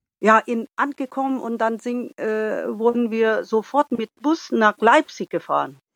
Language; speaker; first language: German; non-native, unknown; Vietnamese